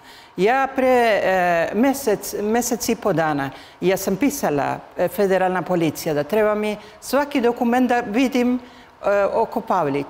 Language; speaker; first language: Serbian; early bilingual, heritage; Spanish